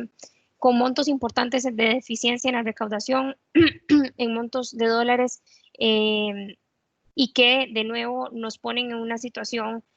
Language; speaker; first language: Spanish; native; Spanish